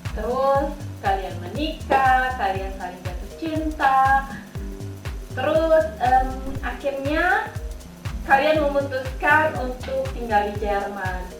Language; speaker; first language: Indonesian; native; Indonesian